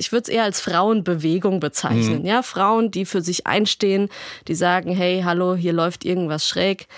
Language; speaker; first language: German; native; German